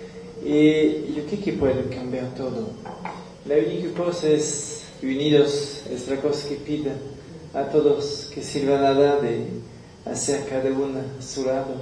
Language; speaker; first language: Spanish; non-native, learner; French